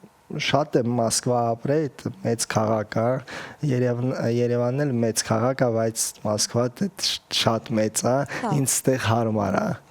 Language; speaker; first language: Armenian; early bilingual, heritage; Russian